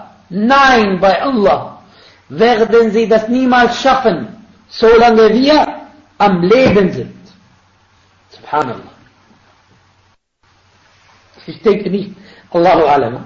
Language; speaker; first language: German; non-native, fluent; Arabic